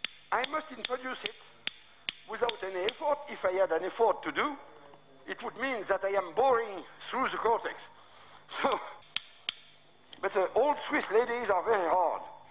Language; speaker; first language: English; non-native, fluent; French